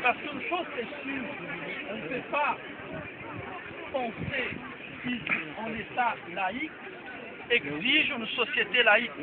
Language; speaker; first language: French; non-native, fluent; Portuguese